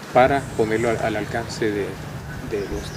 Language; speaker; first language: Spanish; native; Spanish